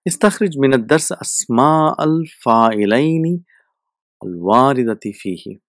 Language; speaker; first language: Arabic; non-native, fluent; English